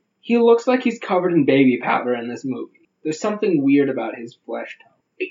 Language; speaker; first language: English; native; English